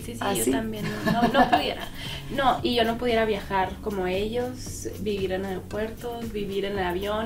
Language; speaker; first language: Spanish; native; Spanish